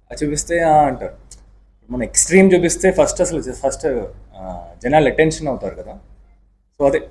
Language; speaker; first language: Telugu; native; Telugu